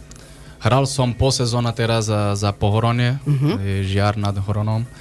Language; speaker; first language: Slovak; non-native, learner; Portuguese